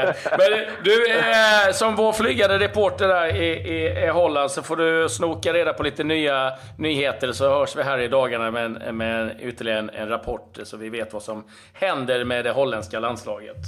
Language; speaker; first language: Swedish; native; Swedish